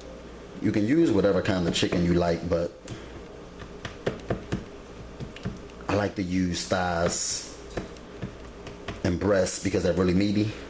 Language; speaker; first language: English; native; English